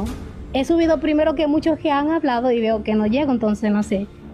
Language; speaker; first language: Spanish; native; Spanish